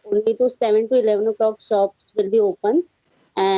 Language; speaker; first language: English; non-native, learner; Hindi